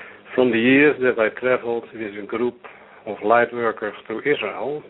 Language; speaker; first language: English; non-native, fluent; Dutch